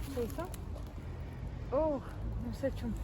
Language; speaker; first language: Korean; non-native, learner; Ukrainian